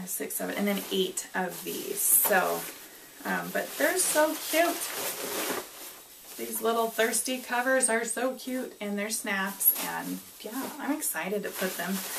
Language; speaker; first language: English; native; English